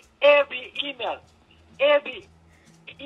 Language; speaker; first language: German; non-native, learner; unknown